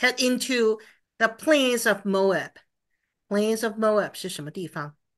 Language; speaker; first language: English; non-native, fluent; Chinese